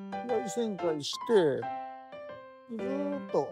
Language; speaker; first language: Japanese; native; Japanese